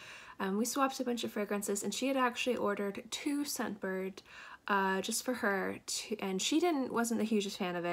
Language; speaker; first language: English; native; English